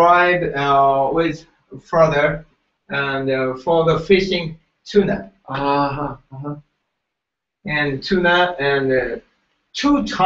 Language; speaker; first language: English; non-native, learner; Japanese